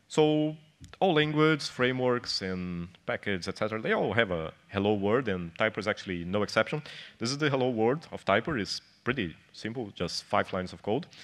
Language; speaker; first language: English; non-native, fluent; Portuguese